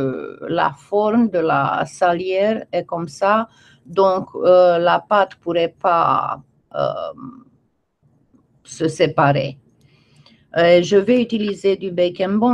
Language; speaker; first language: French; non-native, fluent; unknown